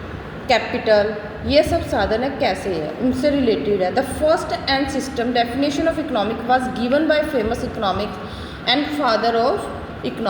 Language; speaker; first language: Hindi; native; Hindi